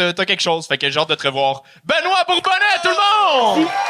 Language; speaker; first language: French; native; French